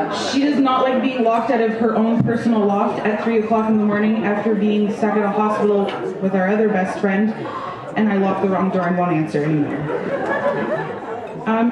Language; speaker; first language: English; native; English